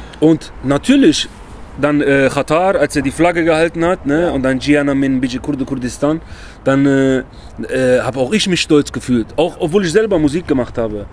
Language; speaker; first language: German; early bilingual, other home language; Kurdish